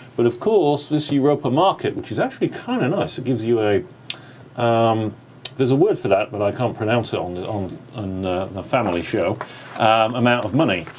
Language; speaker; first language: English; native; English